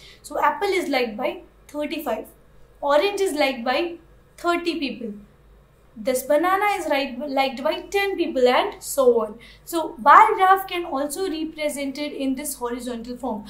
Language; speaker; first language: English; non-native, local second language; Hindi